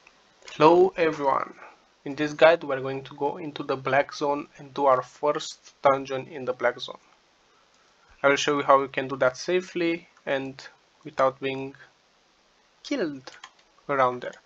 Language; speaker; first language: English; non-native, fluent; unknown